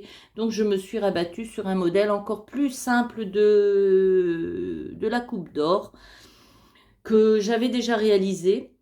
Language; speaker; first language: French; native; French